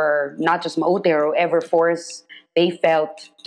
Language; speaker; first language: English; non-native, local second language; Filipino